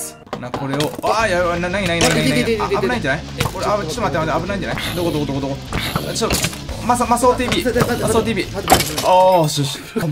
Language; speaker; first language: Japanese; native; Japanese